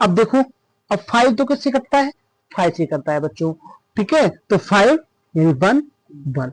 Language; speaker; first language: Hindi; native; Hindi